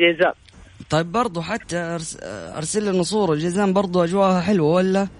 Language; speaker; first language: Arabic; native; Arabic